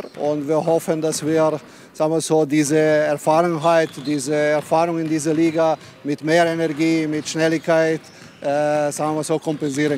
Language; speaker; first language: German; non-native, fluent; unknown